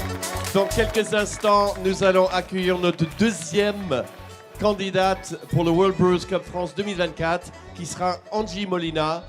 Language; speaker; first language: French; native; French